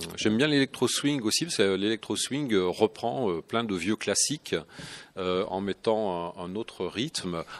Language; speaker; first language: French; native; French